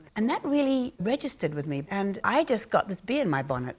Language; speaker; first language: English; native; English